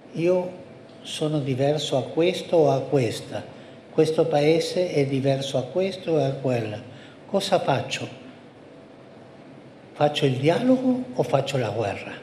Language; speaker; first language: Italian; non-native, fluent; Spanish